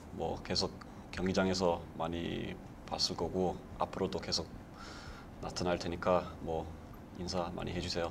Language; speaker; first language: Korean; non-native, fluent; English